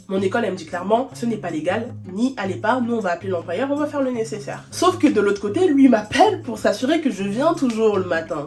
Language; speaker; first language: French; native; French